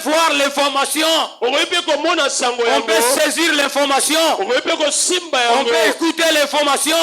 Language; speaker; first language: French; non-native, local second language; Lingala